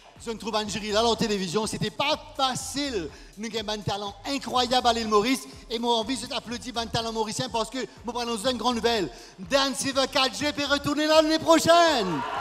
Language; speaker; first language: French; non-native, local second language; Morisyen